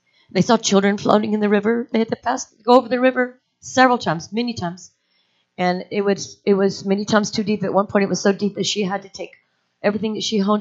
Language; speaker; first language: English; native; English